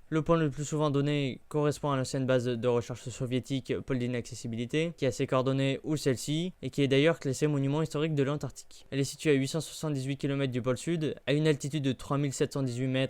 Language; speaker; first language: French; native; French